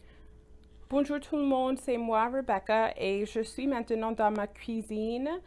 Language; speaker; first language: French; non-native, fluent; English